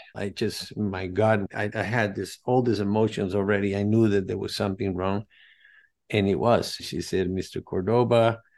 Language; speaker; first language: English; non-native, fluent; Spanish